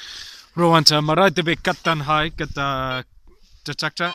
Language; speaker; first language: Welsh; non-native, local second language; English